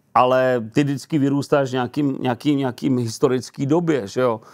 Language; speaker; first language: Czech; native; Czech